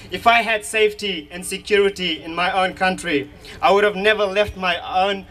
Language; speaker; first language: English; early bilingual, other home language; Hazaragi